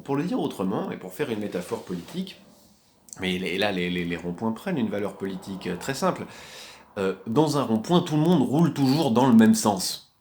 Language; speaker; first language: French; native; French